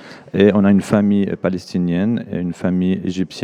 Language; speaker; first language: French; non-native, fluent; Arabic